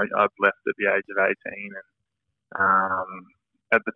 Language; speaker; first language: English; native; English